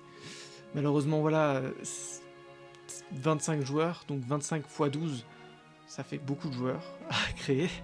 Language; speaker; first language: French; native; French